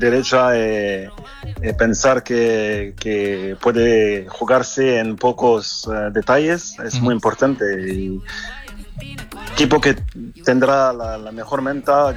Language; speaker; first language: Spanish; non-native, fluent; French